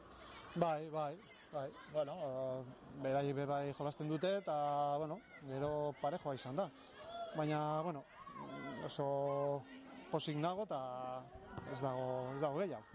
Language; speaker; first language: Basque; non-native, local second language; Spanish